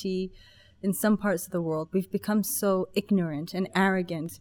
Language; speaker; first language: English; native; English